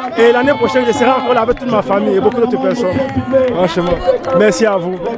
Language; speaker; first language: French; non-native, local second language; Arabic